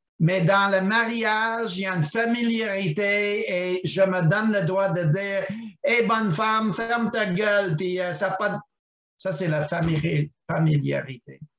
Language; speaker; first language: French; non-native, local second language; English